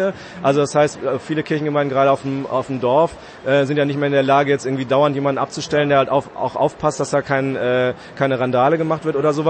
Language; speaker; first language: German; native; German